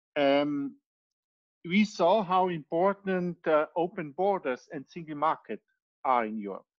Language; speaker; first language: English; non-native, fluent; Italian